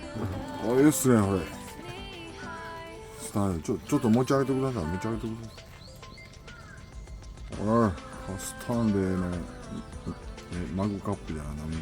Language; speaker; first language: Japanese; native; Japanese